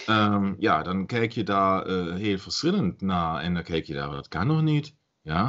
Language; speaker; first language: Dutch; non-native, learner; German